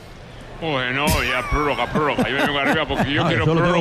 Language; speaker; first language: Spanish; native; Spanish